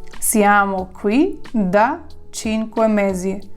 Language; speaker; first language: Italian; non-native, fluent; Ukrainian